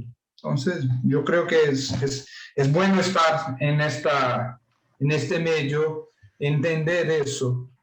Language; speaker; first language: Spanish; non-native, learner; Portuguese